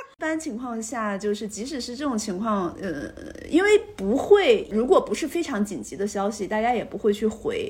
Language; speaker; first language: Chinese; native; Chinese